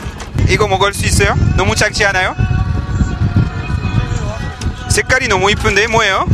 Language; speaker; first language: Korean; non-native, learner; French